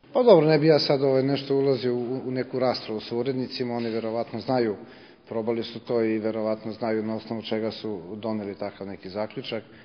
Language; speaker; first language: Bosnian; native; Bosnian